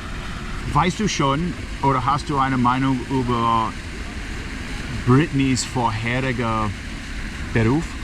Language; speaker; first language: German; non-native, learner; English